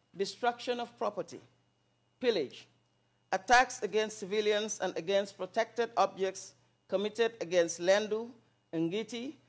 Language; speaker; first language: English; non-native, local second language; Wolof